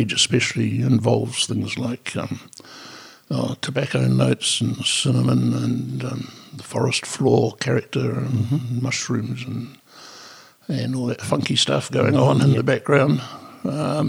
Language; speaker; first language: English; native; English